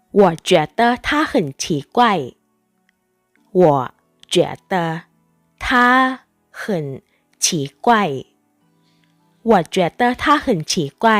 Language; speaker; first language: Chinese; non-native, fluent; Thai